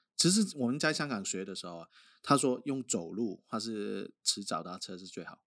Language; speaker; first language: Chinese; non-native, local second language; Cantonese